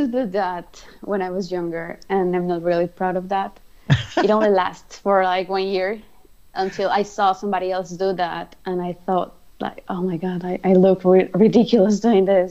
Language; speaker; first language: English; non-native, fluent; Spanish